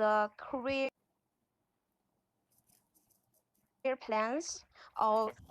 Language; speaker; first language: English; non-native, learner; Chinese